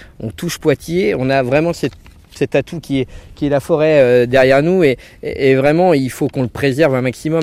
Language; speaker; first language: French; native; French